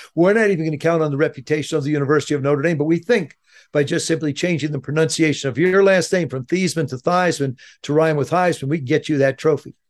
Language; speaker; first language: English; native; English